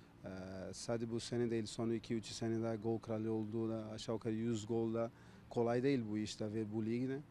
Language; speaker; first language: Turkish; non-native, learner; Portuguese